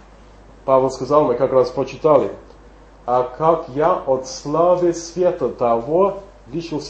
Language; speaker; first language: Russian; non-native, fluent; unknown